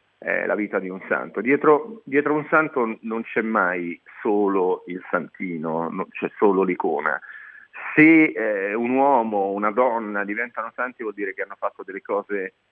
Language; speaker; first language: Italian; native; Italian